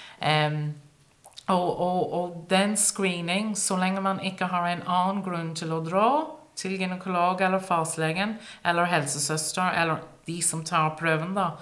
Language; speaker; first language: Norwegian; non-native, fluent; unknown